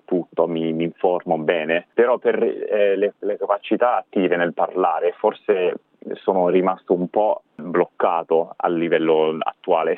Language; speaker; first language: Italian; non-native, fluent; English